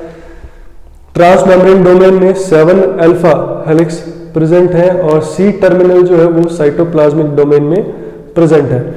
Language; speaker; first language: Hindi; native; Hindi